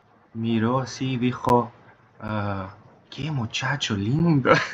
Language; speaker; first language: Spanish; non-native, fluent; Portuguese